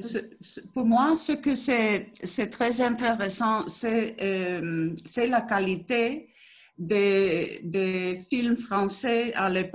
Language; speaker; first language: French; non-native, learner; Spanish